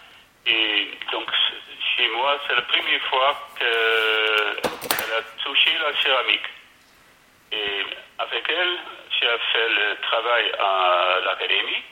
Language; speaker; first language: French; non-native, learner; Dutch